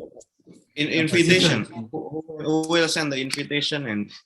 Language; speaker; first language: English; non-native, learner; Malay